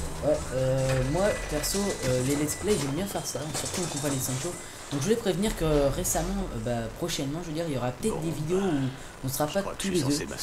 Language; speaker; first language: French; native; French